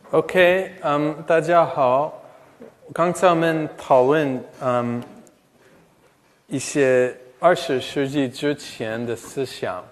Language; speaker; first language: Chinese; non-native, fluent; English